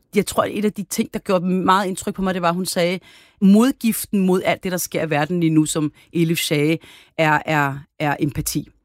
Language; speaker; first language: Danish; early bilingual, other home language; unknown